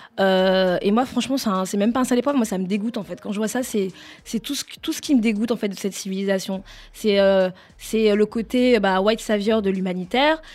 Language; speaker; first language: French; native; French